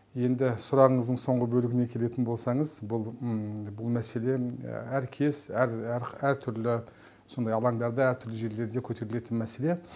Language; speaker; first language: Kazakh; non-native, local second language; Turkish